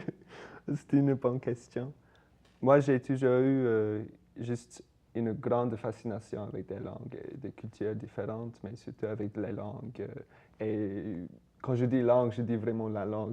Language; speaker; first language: French; non-native, fluent; English